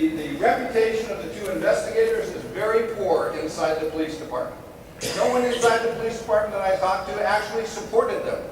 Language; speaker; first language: English; native; English